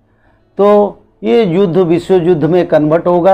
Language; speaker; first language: Hindi; non-native, local second language; Odia